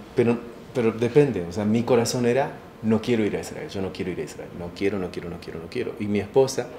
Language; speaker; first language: Spanish; native; Spanish